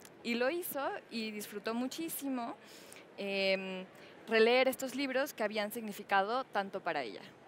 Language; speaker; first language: Spanish; native; Spanish